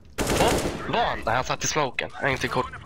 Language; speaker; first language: Swedish; native; Swedish